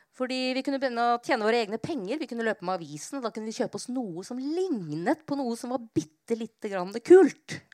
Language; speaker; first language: Norwegian; native; Norwegian